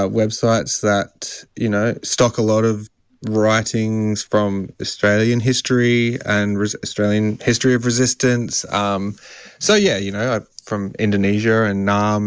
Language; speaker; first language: English; native; English